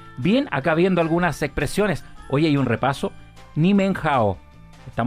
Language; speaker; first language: Spanish; native; Spanish